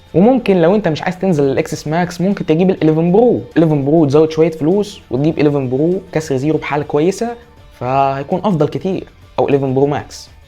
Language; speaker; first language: Arabic; native; Arabic